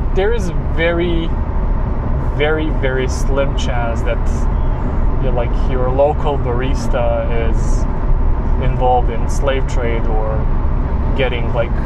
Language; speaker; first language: English; non-native, fluent; Serbian